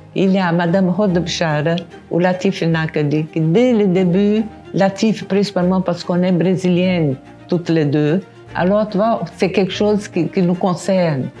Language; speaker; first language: French; non-native, fluent; Portuguese